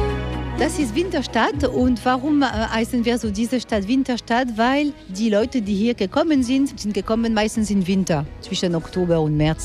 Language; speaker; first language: German; non-native, fluent; French